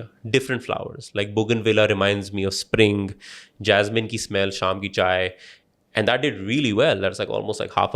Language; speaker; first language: English; non-native, local second language; Urdu